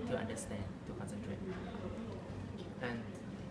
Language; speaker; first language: English; non-native, learner; Thai